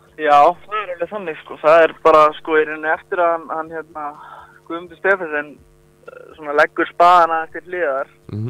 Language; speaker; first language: Icelandic; native; Icelandic